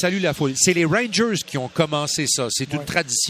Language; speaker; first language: French; native; French